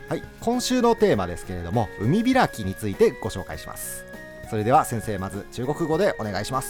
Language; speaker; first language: Japanese; native; Japanese